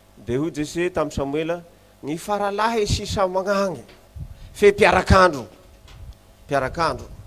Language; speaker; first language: Malagasy; native; Malagasy